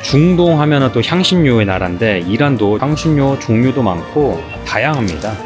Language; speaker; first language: Korean; native; Korean